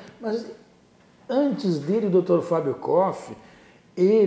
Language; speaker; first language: Portuguese; native; Portuguese